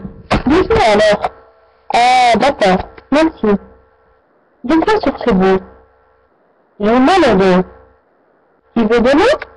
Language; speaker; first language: French; non-native, learner; Arabic